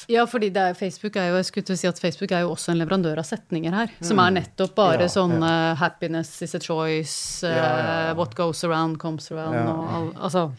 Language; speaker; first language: Norwegian; native; Norwegian